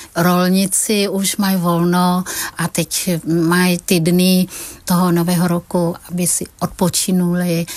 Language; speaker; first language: Czech; non-native, fluent; Vietnamese